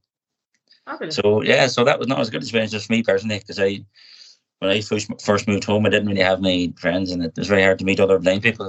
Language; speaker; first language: English; native; English